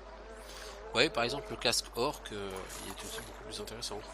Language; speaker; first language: French; native; French